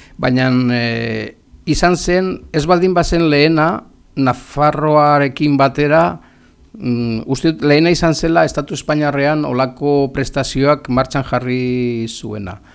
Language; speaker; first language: Basque; non-native, local second language; Spanish